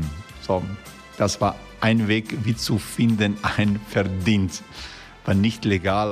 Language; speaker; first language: German; non-native, learner; Croatian